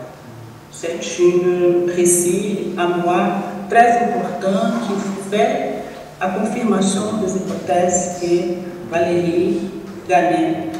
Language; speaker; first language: French; non-native, learner; Portuguese